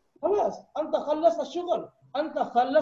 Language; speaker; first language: Arabic; non-native, fluent; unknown